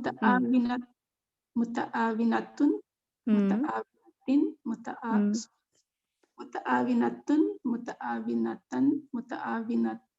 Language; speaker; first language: Arabic; non-native, learner; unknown